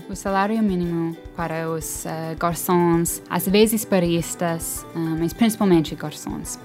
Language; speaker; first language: Portuguese; non-native, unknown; English